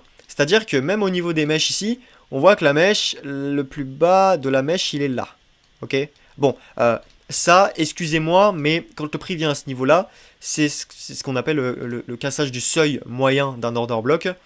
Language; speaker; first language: French; native; French